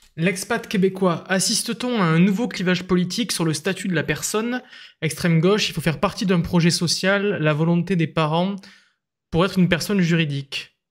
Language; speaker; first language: French; native; French